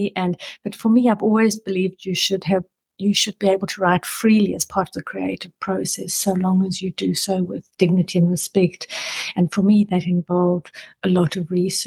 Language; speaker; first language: English; native; English